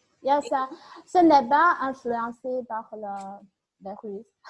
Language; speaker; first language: French; non-native, learner; Chinese